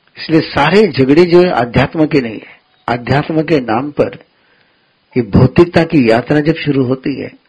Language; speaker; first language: Hindi; non-native, local second language; Gujarati